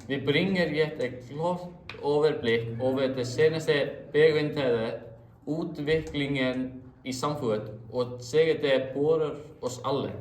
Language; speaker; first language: Danish; non-native, learner; Icelandic